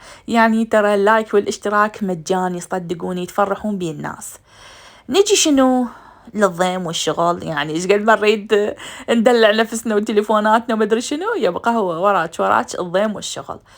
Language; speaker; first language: Arabic; native; Arabic